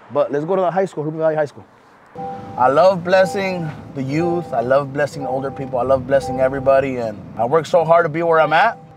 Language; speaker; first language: English; early bilingual, other home language; Spanish